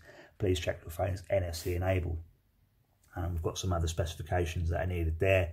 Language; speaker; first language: English; native; English